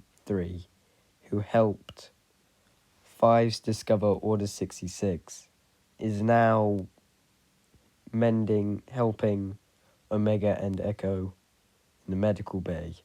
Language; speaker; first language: English; native; English